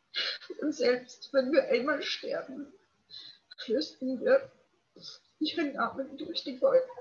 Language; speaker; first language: German; non-native, fluent; Polish